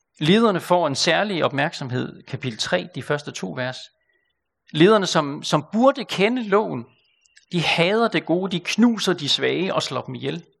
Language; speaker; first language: Danish; native; Danish